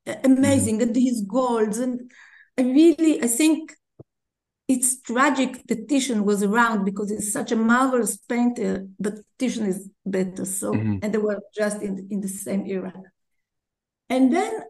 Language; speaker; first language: English; non-native, fluent; Hebrew